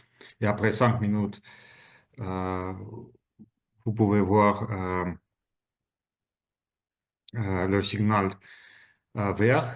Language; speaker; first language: French; non-native, learner; Russian